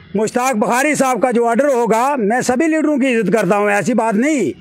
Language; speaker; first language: Hindi; native; Hindi